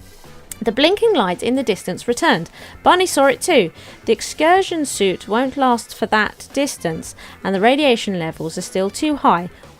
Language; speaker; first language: English; native; English